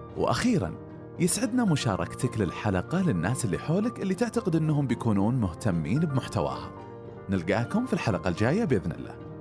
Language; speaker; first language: Arabic; native; Arabic